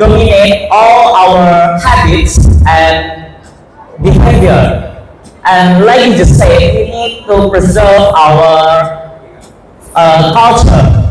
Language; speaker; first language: English; non-native, fluent; Indonesian